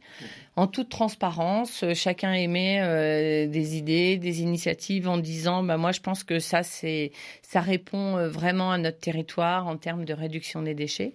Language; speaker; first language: French; native; French